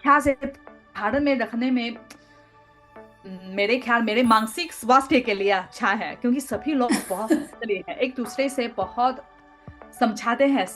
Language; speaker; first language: Hindi; non-native, learner; Chinese